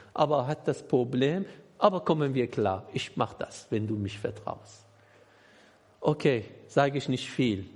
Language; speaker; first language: German; non-native, learner; Persian